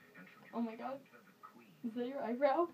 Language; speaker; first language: English; native; English